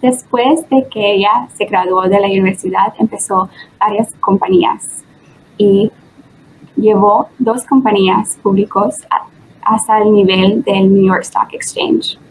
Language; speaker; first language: Spanish; early bilingual, heritage; Spanish